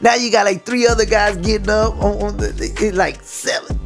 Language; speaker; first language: English; early bilingual, other home language; Spanish